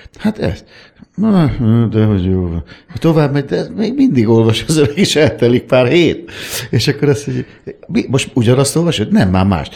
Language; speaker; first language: Hungarian; native; Hungarian